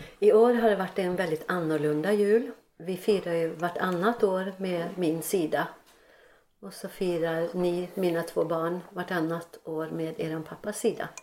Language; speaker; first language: Swedish; early bilingual, other home language; Norwegian